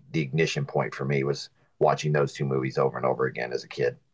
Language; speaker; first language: English; native; English